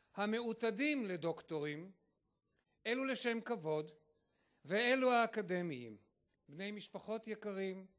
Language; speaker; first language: Hebrew; native; Hebrew